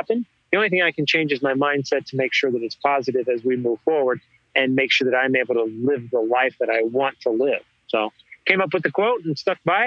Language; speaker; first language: English; native; English